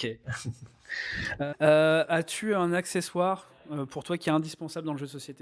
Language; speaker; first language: French; native; French